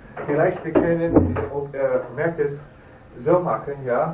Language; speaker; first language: German; non-native, learner; English